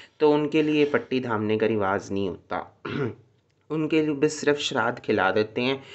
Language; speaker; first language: Hindi; non-native, local second language; Sindhi